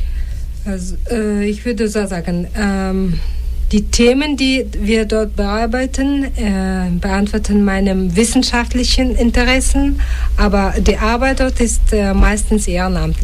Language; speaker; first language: German; non-native, fluent; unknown